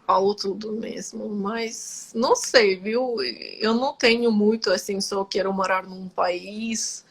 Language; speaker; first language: Portuguese; non-native, fluent; Ukrainian